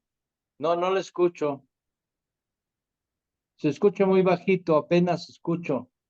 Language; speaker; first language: Spanish; native; Spanish